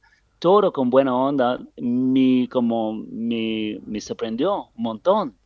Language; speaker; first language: Spanish; non-native, learner; English